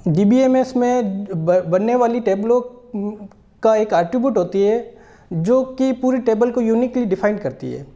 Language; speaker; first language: Hindi; native; Hindi